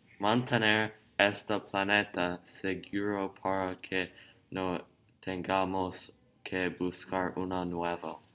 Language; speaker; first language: Spanish; non-native, learner; English